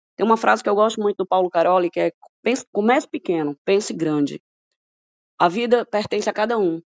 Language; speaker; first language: Portuguese; native; Portuguese